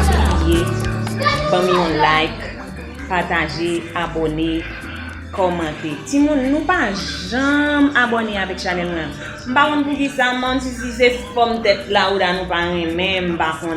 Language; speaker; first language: French; non-native, local second language; Haitian Creole